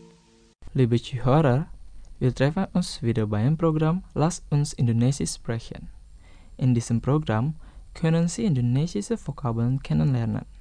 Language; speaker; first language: German; non-native, fluent; Indonesian